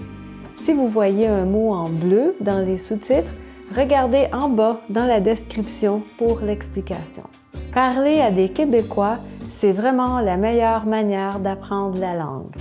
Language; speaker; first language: French; native; French